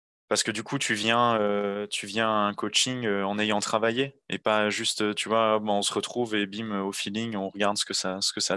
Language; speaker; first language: French; native; French